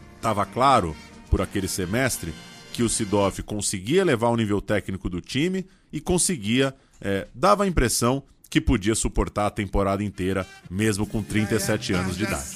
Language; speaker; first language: Portuguese; native; Portuguese